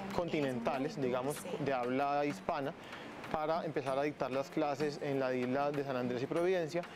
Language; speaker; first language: Spanish; non-native, local second language; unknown